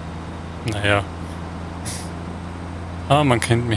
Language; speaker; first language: German; native; German